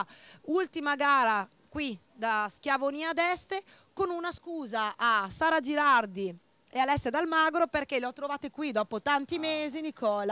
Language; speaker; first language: Italian; native; Italian